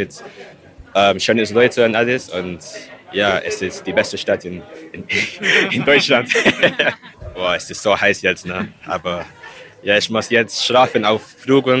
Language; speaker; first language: German; non-native, learner; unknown